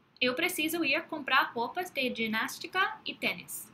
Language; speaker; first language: Portuguese; non-native, fluent; English